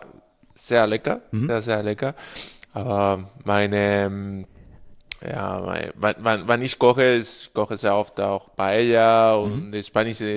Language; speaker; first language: German; non-native, learner; Spanish